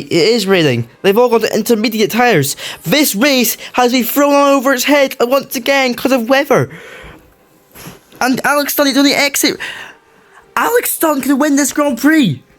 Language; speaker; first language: English; native; English